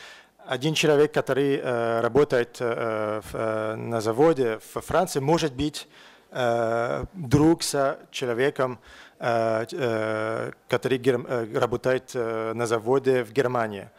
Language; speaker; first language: Russian; non-native, learner; French